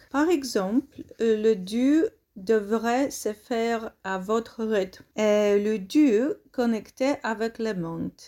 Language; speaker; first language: French; non-native, learner; Polish